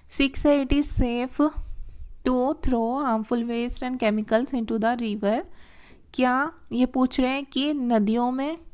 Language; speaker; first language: Hindi; native; Hindi